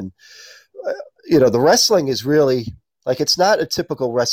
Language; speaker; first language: English; native; English